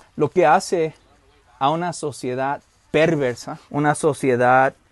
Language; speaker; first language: Spanish; early bilingual, heritage; Spanish